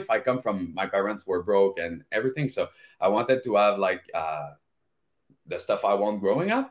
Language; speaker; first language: English; non-native, fluent; French